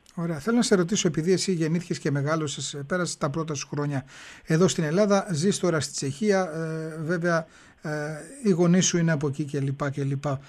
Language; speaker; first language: Greek; native; Greek